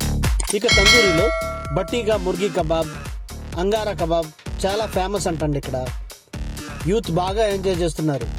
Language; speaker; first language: Telugu; native; Telugu